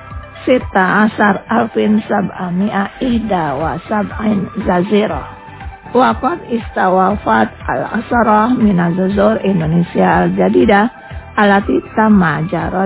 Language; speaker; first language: Arabic; non-native, learner; Indonesian